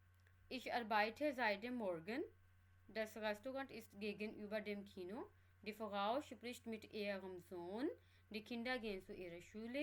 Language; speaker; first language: German; non-native, fluent; Urdu